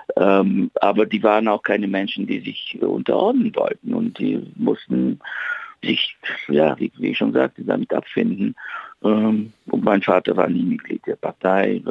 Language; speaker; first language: German; non-native, fluent; Bulgarian